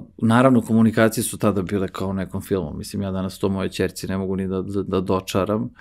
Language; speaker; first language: Serbian; early bilingual, heritage; Serbian